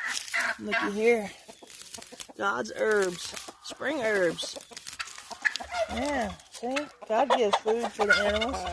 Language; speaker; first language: English; native; English